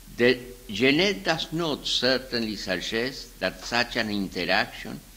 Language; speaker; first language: English; non-native, fluent; Spanish